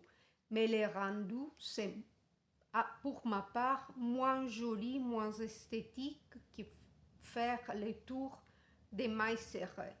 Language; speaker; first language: French; non-native, fluent; Italian